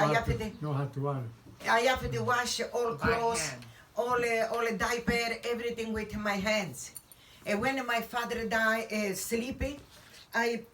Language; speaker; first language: English; non-native, learner; Italian